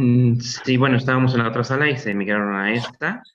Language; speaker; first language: Spanish; native; Spanish